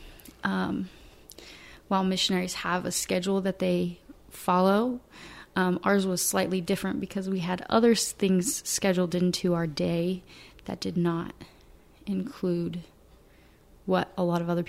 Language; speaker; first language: English; native; English